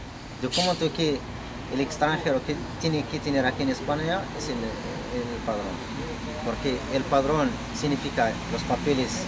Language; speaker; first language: Spanish; non-native, learner; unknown